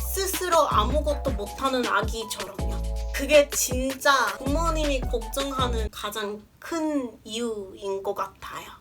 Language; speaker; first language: Korean; non-native, fluent; English